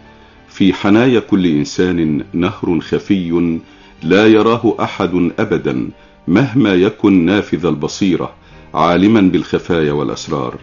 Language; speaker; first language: Arabic; native; Arabic